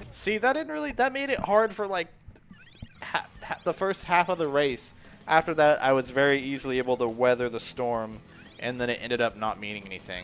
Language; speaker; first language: English; native; English